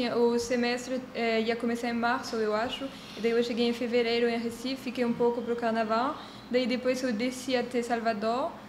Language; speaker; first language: Portuguese; non-native, fluent; French